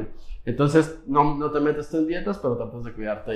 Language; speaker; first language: Spanish; native; Spanish